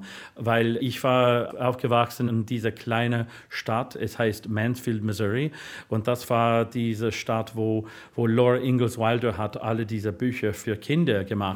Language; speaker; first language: German; non-native, fluent; English